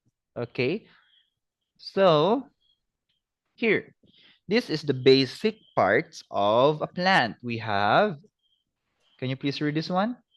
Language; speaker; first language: English; non-native, fluent; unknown